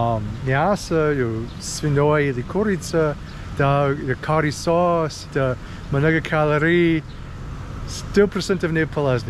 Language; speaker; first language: Russian; non-native, learner; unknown